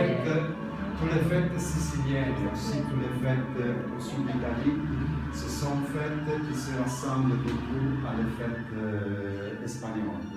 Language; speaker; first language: French; non-native, learner; Italian